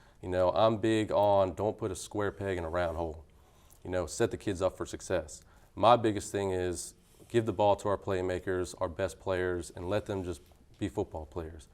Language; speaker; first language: English; native; English